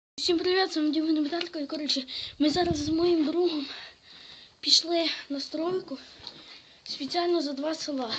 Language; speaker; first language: Ukrainian; native; Ukrainian